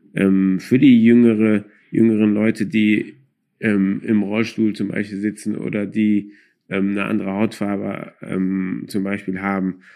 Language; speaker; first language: German; early bilingual, other home language; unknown